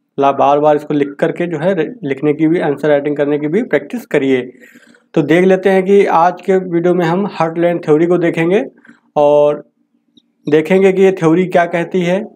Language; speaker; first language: Hindi; native; Hindi